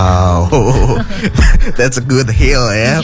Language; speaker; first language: English; non-native, local second language; Indonesian